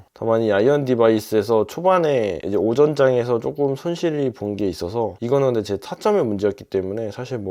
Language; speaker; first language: Korean; native; Korean